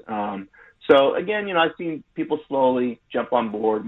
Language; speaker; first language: English; native; English